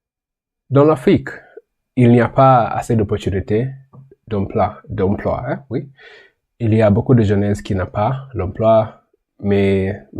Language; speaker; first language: French; non-native, learner; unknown